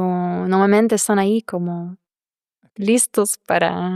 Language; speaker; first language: Spanish; non-native, fluent; German